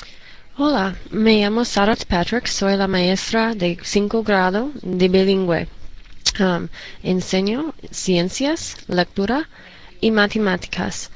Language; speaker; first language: Spanish; non-native, learner; English